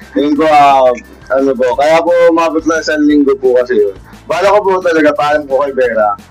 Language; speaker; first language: Filipino; native; Filipino